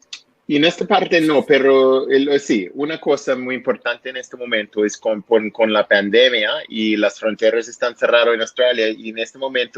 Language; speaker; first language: Spanish; non-native, learner; English